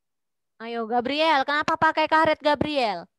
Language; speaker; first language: Indonesian; native; Indonesian